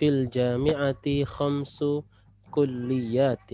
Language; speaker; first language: Arabic; non-native, learner; Indonesian